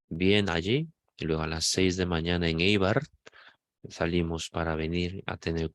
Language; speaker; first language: Spanish; non-native, fluent; Korean